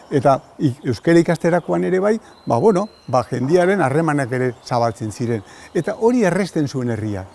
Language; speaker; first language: Basque; early bilingual, other home language; Spanish